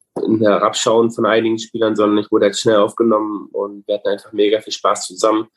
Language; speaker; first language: German; native; German